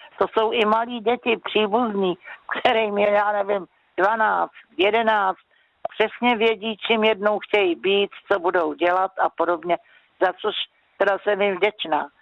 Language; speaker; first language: Czech; native; Czech